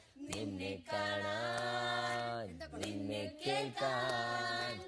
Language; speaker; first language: Malayalam; native; Malayalam